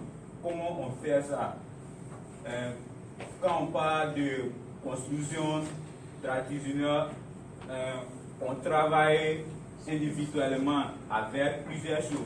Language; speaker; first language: French; non-native, learner; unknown